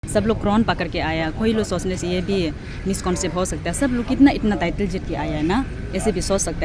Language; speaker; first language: Hindi; non-native, local second language; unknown